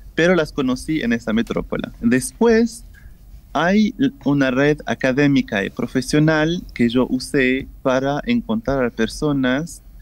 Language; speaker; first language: Spanish; non-native, fluent; English